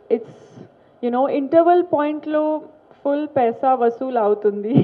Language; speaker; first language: Telugu; non-native, learner; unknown